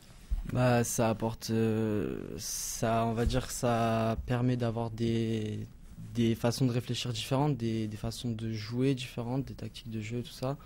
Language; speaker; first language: French; native; French